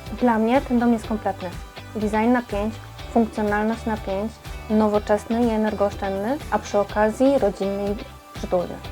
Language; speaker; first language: Polish; native; Polish